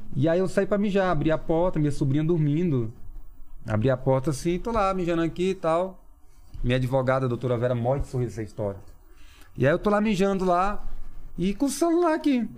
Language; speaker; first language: Portuguese; non-native, local second language; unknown